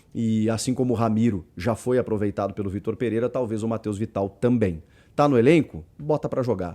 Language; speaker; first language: Portuguese; native; Portuguese